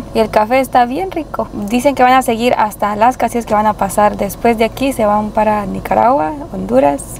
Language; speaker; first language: Spanish; native; Spanish